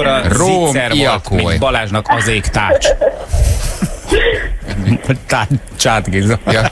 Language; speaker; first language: Hungarian; native; Hungarian